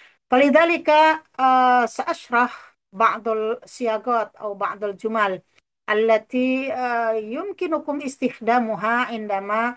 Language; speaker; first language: Arabic; non-native, fluent; Indonesian